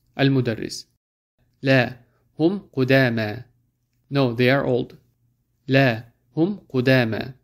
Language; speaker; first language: Arabic; non-native, fluent; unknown